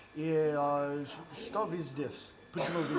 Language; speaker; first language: Russian; non-native, learner; English